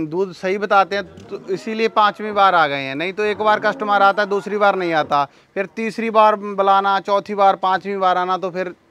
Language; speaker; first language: Hindi; native; Hindi